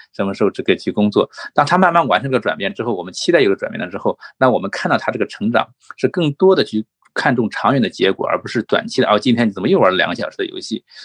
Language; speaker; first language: Chinese; native; Chinese